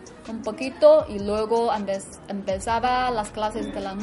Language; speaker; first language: Spanish; non-native, fluent; Chinese